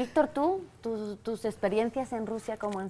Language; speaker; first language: Spanish; native; Spanish